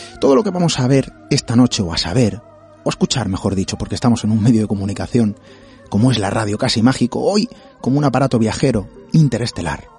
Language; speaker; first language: Spanish; native; Spanish